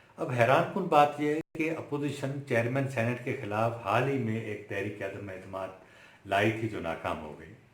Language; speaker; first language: Urdu; non-native, local second language; Sindhi